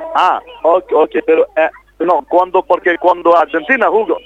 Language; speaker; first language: Spanish; non-native, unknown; Bangla